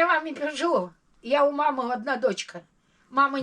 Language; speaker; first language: Russian; native; Russian